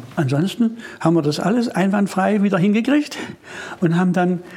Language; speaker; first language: German; native; German